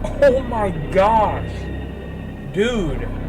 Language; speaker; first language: English; native; English